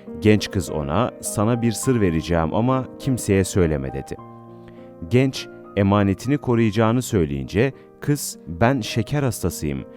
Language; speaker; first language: Turkish; native; Turkish